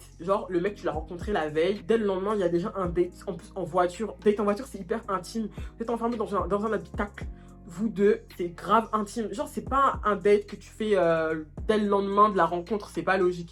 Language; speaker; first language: French; native; French